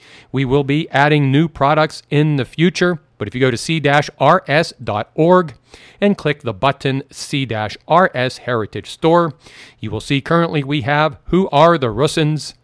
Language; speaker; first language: English; native; English